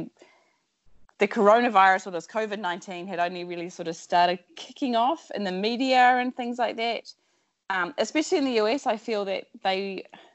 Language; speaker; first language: English; native; English